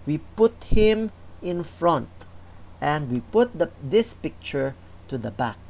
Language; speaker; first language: English; non-native, local second language; Filipino